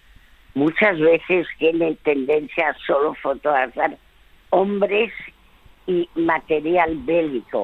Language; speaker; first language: Spanish; early bilingual, other home language; French